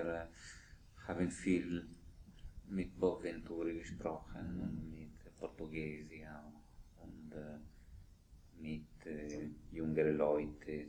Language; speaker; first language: German; non-native, fluent; Italian